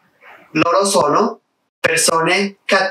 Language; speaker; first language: Italian; non-native, learner; Spanish